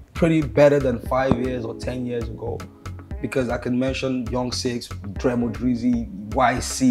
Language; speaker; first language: English; non-native, local second language; Hausa